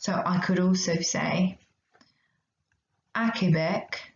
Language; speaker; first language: French; non-native, fluent; English